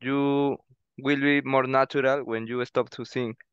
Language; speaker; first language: English; non-native, learner; Spanish